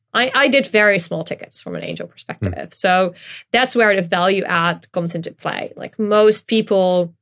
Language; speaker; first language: English; non-native, fluent; Dutch